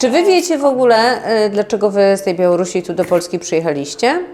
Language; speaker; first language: Polish; native; Polish